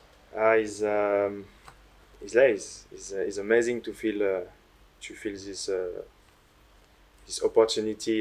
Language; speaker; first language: English; non-native, learner; French